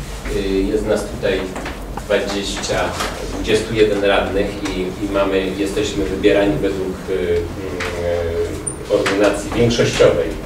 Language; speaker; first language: Polish; native; Polish